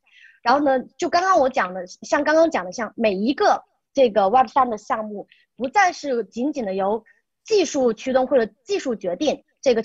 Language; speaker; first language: Chinese; native; Chinese